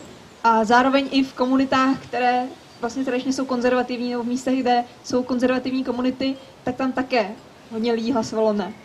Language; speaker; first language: Czech; native; Czech